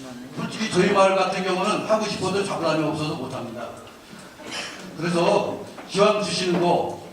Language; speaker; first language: Korean; native; Korean